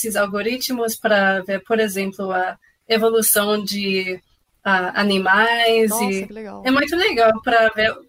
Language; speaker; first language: Portuguese; non-native, fluent; English